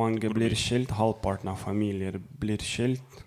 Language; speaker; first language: Norwegian; non-native, fluent; Lithuanian